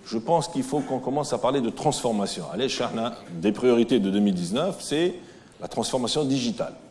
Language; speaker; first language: French; non-native, local second language; Arabic